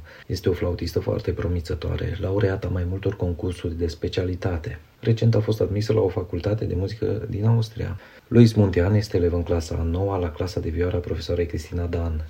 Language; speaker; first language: Romanian; native; Romanian